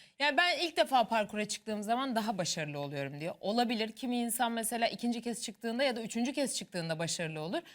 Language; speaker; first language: Turkish; native; Turkish